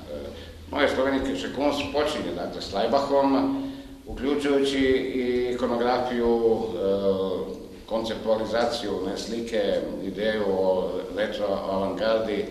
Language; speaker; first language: Croatian; native; Croatian